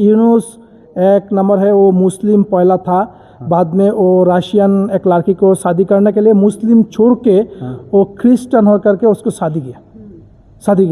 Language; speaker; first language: Hindi; non-native, learner; Bangla